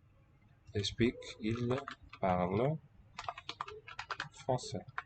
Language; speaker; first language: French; non-native, learner; English